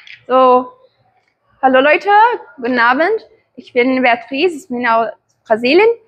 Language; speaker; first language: German; non-native, learner; Portuguese